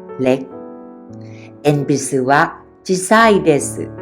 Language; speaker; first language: Japanese; non-native, fluent; Thai